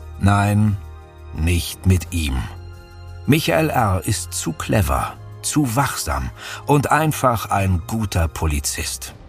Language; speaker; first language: German; native; German